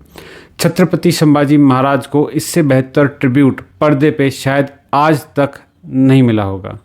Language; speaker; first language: Hindi; native; Hindi